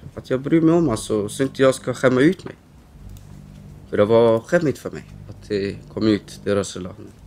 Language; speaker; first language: Swedish; early bilingual, other home language; Romany